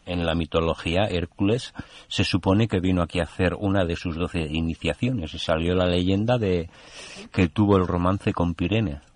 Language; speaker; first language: Spanish; non-native, local second language; Catalan